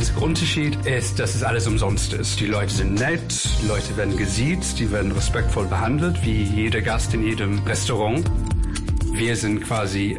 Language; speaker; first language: German; non-native, fluent; English